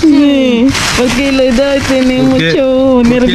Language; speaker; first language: Spanish; non-native, learner; Filipino